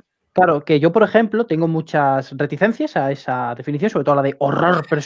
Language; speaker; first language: Spanish; native; Spanish